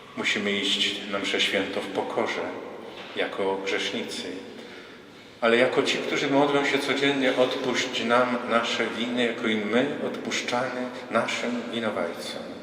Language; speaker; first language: Polish; native; Polish